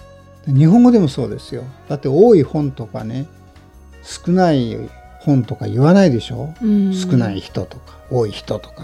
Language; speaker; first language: Japanese; native; Japanese